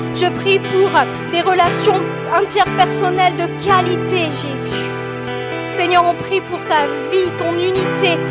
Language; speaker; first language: French; native; French